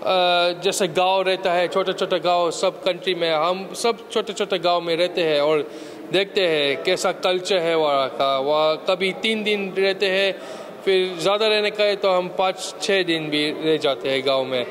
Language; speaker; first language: Hindi; early bilingual, heritage; Hindi